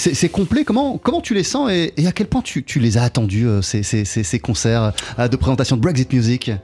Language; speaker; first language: French; native; French